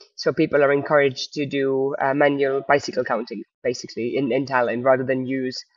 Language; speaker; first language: English; non-native, fluent; Estonian